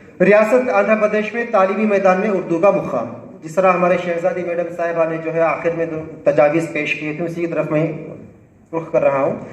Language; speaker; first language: Urdu; native; Urdu